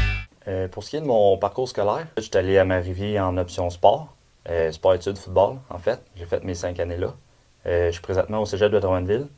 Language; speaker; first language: French; native; French